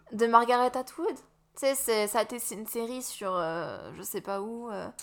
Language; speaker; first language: French; native; French